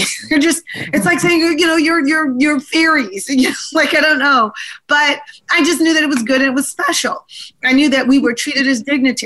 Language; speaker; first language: English; native; English